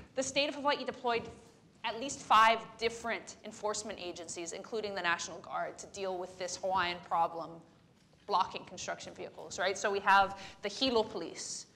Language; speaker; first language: English; native; English